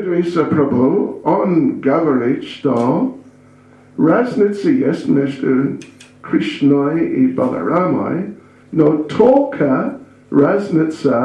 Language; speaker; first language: Russian; non-native, learner; English